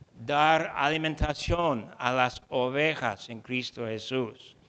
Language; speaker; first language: Spanish; non-native, fluent; English